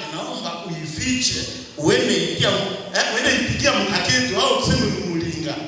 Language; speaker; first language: Swahili; non-native, local second language; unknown